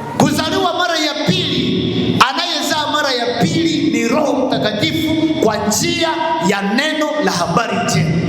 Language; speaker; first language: Swahili; native; Swahili